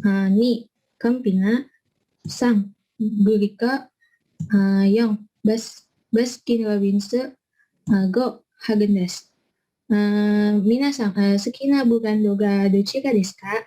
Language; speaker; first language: Japanese; non-native, learner; Indonesian